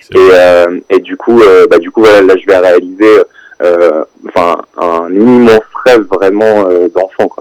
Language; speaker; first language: French; native; French